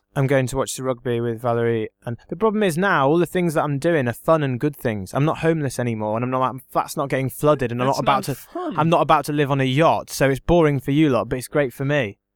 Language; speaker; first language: English; native; English